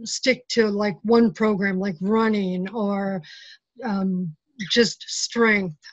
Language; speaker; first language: English; native; English